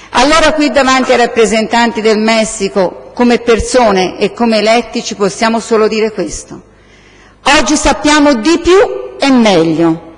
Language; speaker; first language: Italian; native; Italian